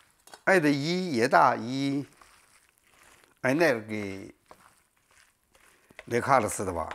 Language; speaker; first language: Russian; non-native, learner; Chinese